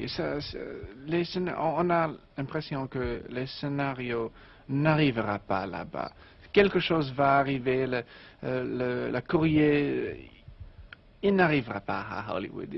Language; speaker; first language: French; non-native, learner; English